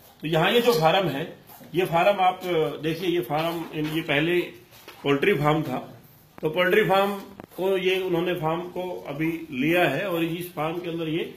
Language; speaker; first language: Hindi; non-native, local second language; Malayalam